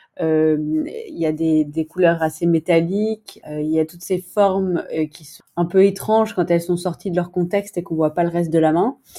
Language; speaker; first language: French; native; French